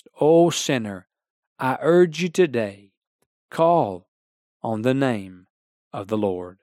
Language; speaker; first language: English; native; English